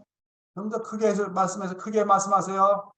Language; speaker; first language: Korean; native; Korean